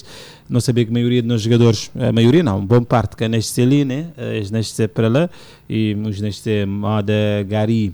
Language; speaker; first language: Portuguese; non-native, local second language; Kabuverdianu